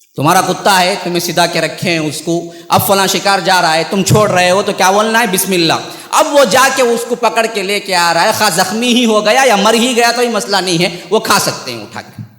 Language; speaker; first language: Urdu; native; Urdu